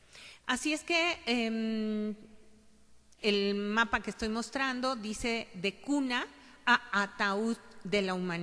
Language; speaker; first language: Spanish; native; Spanish